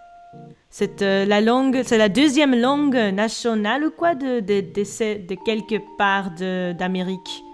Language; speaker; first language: French; non-native, learner; Dutch